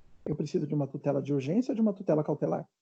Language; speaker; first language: Portuguese; native; Portuguese